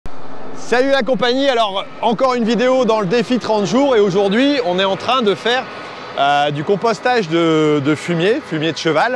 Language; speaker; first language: French; native; French